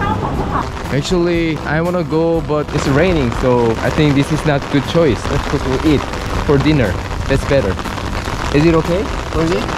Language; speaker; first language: English; non-native, learner; Korean